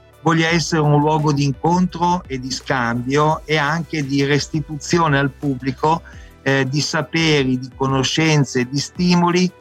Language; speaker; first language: Italian; native; Italian